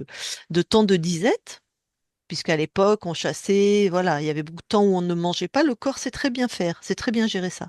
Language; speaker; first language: French; native; French